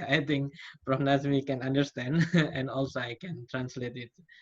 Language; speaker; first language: English; non-native, fluent; Indonesian